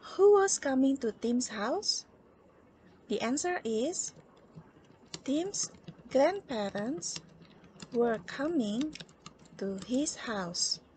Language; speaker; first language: English; non-native, fluent; Indonesian